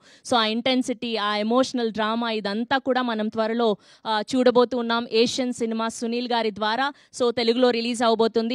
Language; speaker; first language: Telugu; native; Telugu